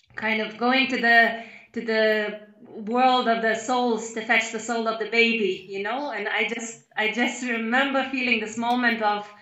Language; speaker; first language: English; non-native, fluent; Lithuanian